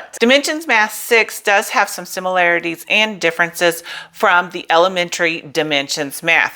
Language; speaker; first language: English; native; English